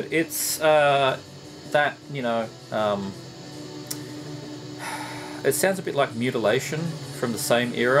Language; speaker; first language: English; native; English